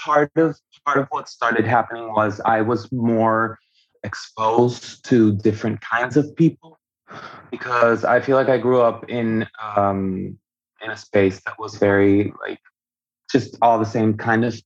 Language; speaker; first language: English; non-native, fluent; Spanish